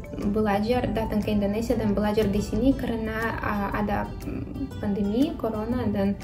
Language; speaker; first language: Indonesian; non-native, fluent; Russian